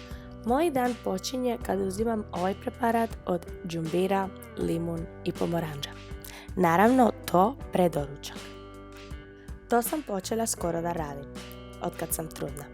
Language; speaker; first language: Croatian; non-native, fluent; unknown